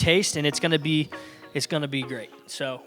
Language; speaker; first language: English; native; English